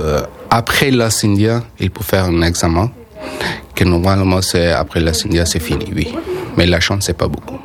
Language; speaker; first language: French; non-native, learner; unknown